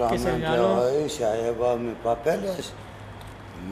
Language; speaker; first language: Spanish; non-native, learner; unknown